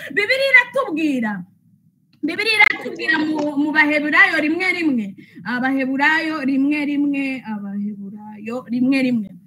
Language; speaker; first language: Kinyarwanda; early bilingual, heritage; Kinyarwanda